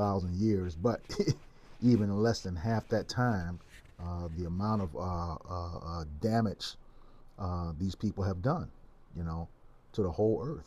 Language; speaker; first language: English; native; English